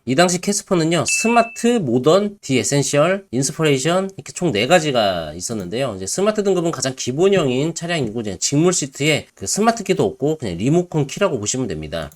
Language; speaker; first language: Korean; native; Korean